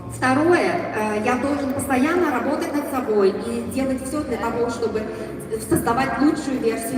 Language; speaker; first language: Russian; native; Russian